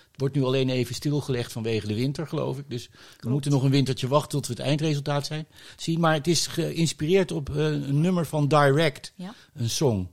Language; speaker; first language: Dutch; native; Dutch